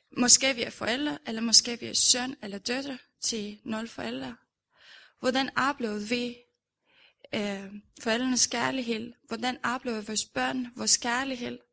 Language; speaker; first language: Danish; non-native, fluent; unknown